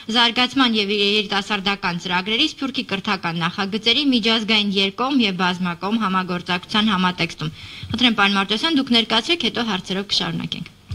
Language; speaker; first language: Armenian; native; Armenian